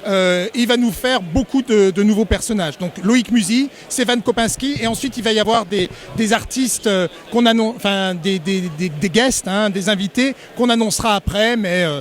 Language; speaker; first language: French; native; French